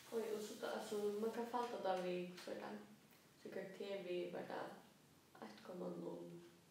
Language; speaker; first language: Danish; non-native, local second language; Faroese